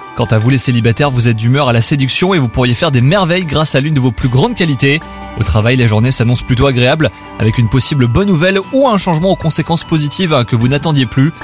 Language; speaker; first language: French; native; French